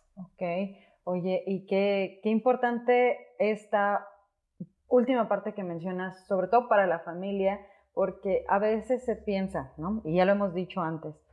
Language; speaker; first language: Spanish; native; Spanish